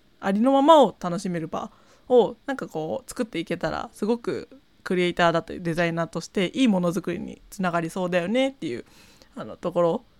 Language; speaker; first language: Japanese; non-native, fluent; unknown